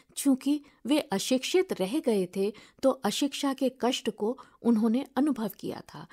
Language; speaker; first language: Hindi; native; Hindi